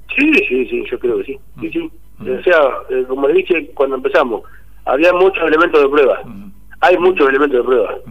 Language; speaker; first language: Spanish; native; Spanish